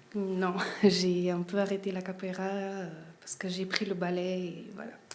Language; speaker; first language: French; early bilingual, other home language; Portuguese